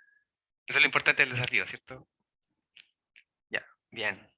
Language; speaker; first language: Spanish; native; Spanish